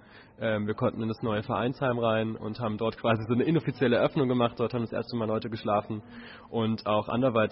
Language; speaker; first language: German; native; German